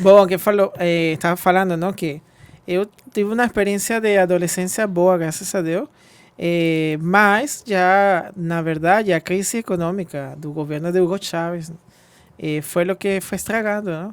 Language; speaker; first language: Portuguese; non-native, fluent; Spanish